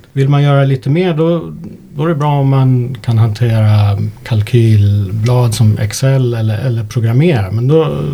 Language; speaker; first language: Swedish; early bilingual, other home language; English